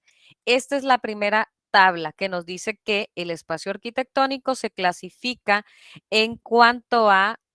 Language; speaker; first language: Spanish; native; Spanish